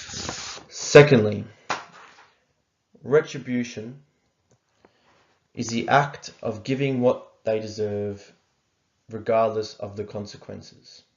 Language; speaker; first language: English; native; English